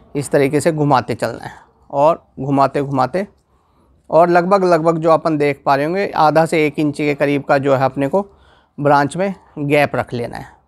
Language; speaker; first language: Hindi; non-native, local second language; Gujarati